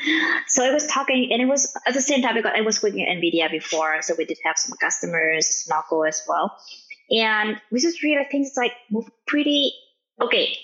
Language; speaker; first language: English; non-native, fluent; Vietnamese